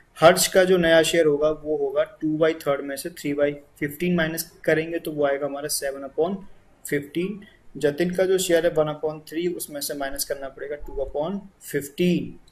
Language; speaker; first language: Hindi; native; Hindi